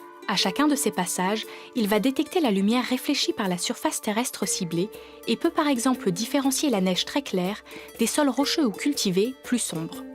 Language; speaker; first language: French; native; French